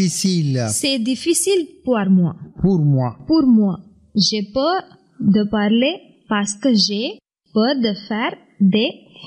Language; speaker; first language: French; non-native, learner; Tamil